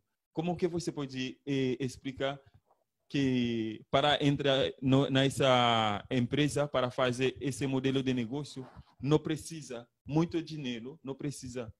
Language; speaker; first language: Portuguese; non-native, learner; Haitian Creole